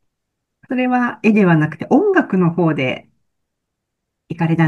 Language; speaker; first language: Japanese; native; Japanese